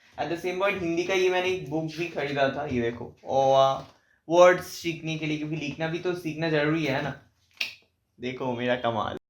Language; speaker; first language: Hindi; non-native, local second language; Bangla